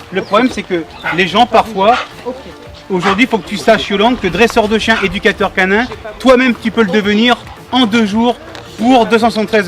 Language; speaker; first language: French; native; French